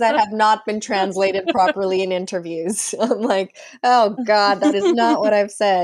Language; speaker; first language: English; non-native, fluent; Punjabi